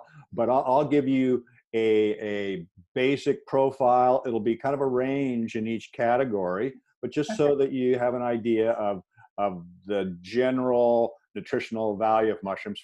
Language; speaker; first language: English; native; English